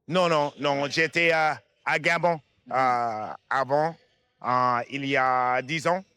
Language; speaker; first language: French; non-native, fluent; English